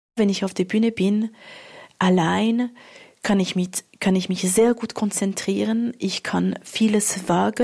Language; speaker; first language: German; non-native, local second language; French